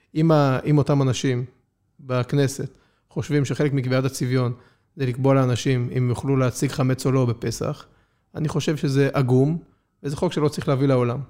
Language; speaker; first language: Hebrew; native; Hebrew